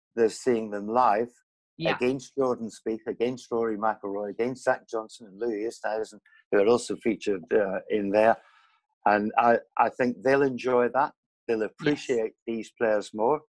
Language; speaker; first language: English; native; English